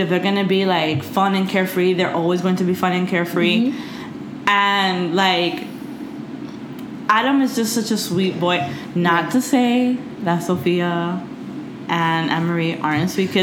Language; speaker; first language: English; early bilingual, other home language; Spanish